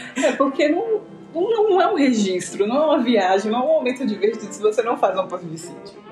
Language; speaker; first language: Portuguese; native; Portuguese